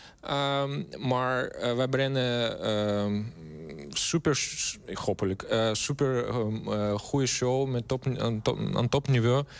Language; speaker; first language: Dutch; non-native, learner; Russian